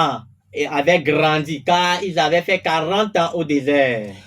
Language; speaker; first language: French; non-native, local second language; Ewe